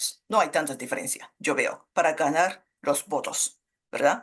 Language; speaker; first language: Spanish; non-native, fluent; Japanese